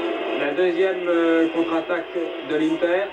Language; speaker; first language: French; native; French